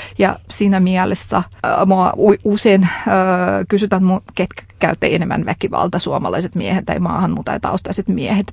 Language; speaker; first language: Finnish; non-native, fluent; Russian